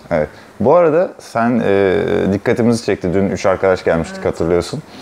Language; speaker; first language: Turkish; native; Turkish